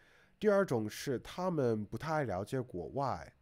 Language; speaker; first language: Chinese; non-native, fluent; English